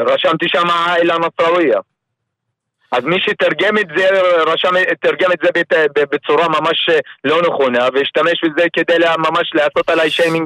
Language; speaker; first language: Hebrew; non-native, local second language; Arabic